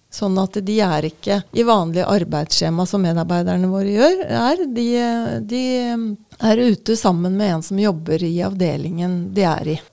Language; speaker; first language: Norwegian; native; Norwegian